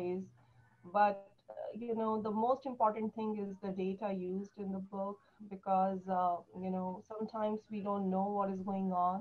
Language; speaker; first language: English; non-native, local second language; Hindi